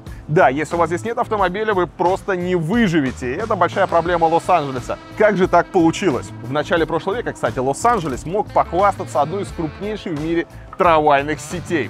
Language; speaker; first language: Russian; native; Russian